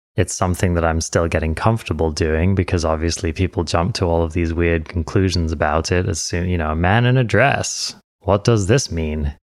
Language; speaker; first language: English; native; English